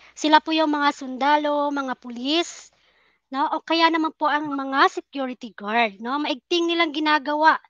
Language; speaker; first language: Filipino; native; Filipino